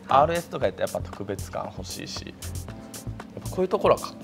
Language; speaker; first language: Japanese; native; Japanese